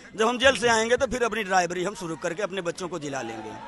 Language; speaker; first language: Hindi; native; Hindi